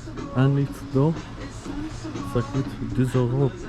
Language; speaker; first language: French; non-native, learner; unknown